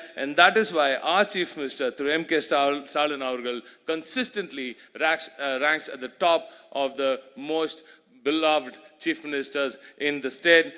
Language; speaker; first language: English; non-native, local second language; Tamil